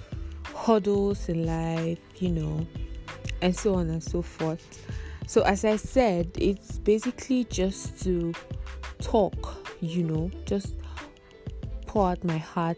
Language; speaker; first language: English; non-native, local second language; Igbo